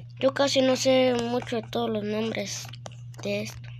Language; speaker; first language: Spanish; early bilingual, heritage; Spanish